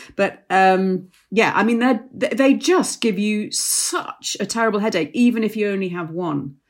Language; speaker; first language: English; native; English